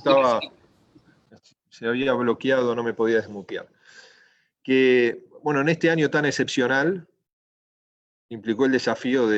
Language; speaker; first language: Spanish; native; Spanish